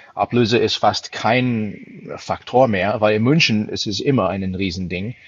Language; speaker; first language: German; non-native, fluent; English